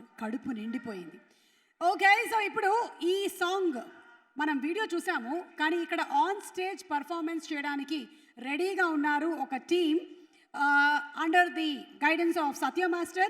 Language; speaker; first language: Telugu; native; Telugu